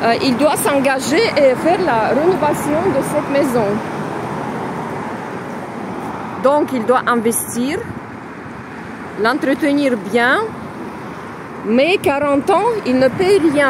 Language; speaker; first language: French; non-native, fluent; Russian